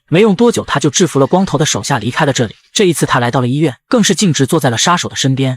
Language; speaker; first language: Chinese; native; Chinese